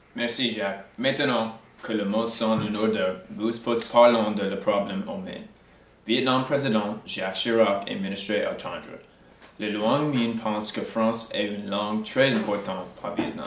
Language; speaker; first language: French; non-native, learner; English